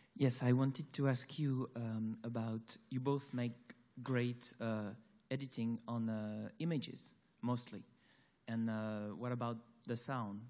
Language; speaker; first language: English; native; English